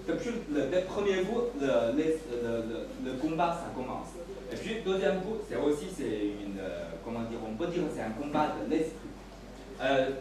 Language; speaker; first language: French; non-native, fluent; Chinese